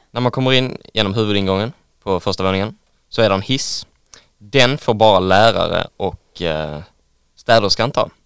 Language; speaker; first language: Swedish; native; Swedish